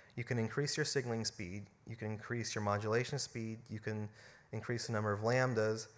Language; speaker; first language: English; early bilingual, other home language; German